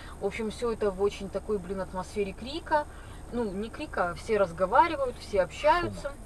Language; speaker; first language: Russian; native; Russian